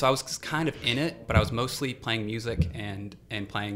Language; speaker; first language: English; native; English